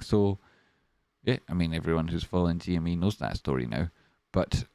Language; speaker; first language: English; native; English